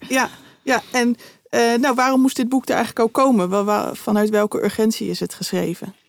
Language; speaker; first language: Dutch; native; Dutch